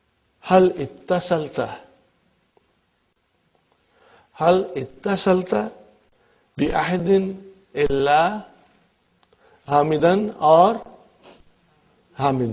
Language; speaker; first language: Arabic; non-native, fluent; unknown